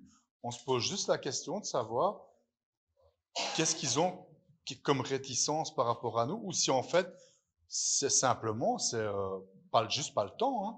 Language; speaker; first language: French; native; French